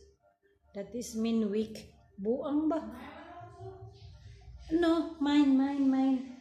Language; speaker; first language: English; non-native, local second language; Filipino